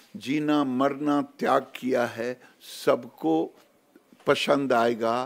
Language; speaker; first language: Hindi; native; Hindi